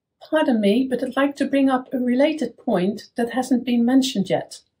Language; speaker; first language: English; non-native, fluent; Dutch